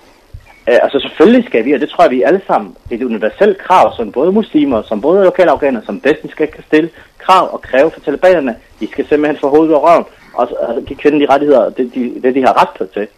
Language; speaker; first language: Danish; non-native, fluent; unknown